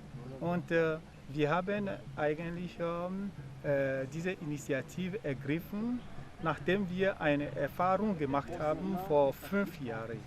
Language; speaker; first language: German; non-native, fluent; Ewe